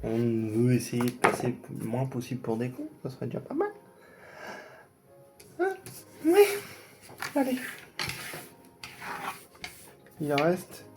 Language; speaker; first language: French; native; French